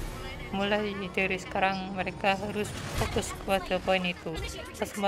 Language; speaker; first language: Indonesian; native; Indonesian